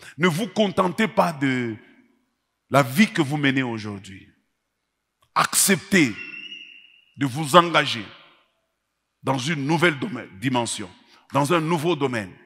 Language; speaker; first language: French; non-native, local second language; Swahili